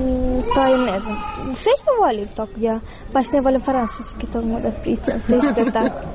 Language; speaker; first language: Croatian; non-native, learner; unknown